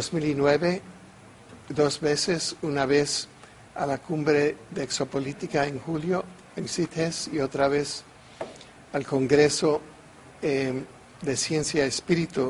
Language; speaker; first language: Spanish; non-native, fluent; English